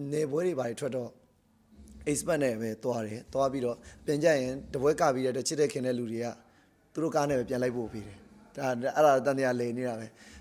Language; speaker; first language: Burmese; native; Burmese